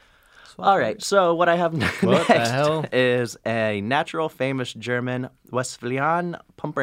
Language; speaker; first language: English; native; English